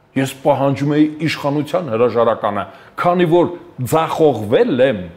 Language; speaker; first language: Armenian; native; Armenian